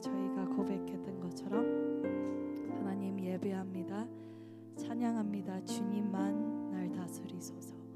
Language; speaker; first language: Korean; native; Korean